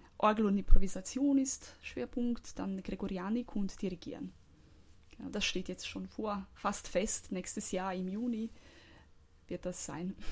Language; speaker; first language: German; non-native, fluent; Croatian